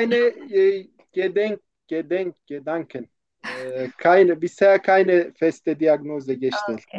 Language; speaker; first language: German; non-native, fluent; Turkish